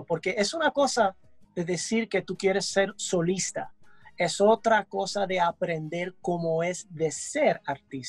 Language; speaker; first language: Spanish; early bilingual, heritage; English